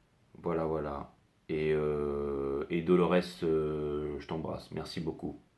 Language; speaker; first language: French; native; French